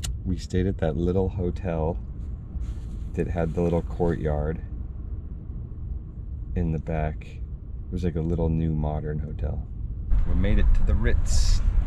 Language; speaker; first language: English; native; English